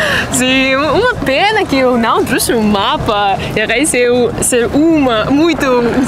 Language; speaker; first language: Portuguese; non-native, learner; Russian